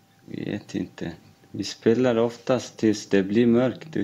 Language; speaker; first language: Swedish; non-native, fluent; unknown